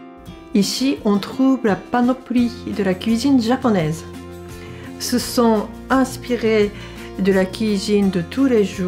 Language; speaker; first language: French; non-native, fluent; Japanese